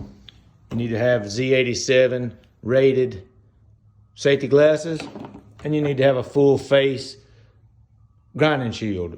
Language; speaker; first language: English; native; English